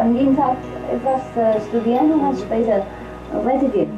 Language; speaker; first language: German; non-native, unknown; Vietnamese